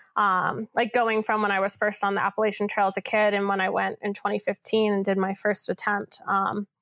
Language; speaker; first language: English; native; English